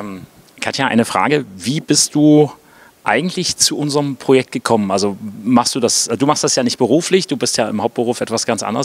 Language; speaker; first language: German; native; German